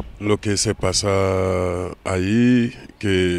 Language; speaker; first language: Spanish; non-native, learner; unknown